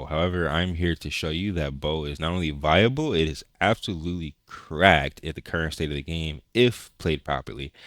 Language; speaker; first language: English; native; English